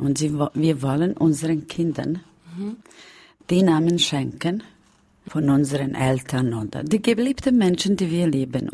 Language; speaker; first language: German; non-native, fluent; Romany